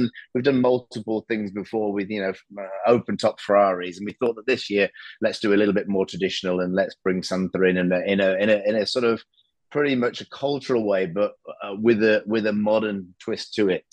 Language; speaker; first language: English; native; English